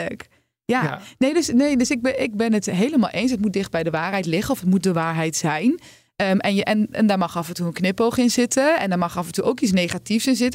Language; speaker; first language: Dutch; native; Dutch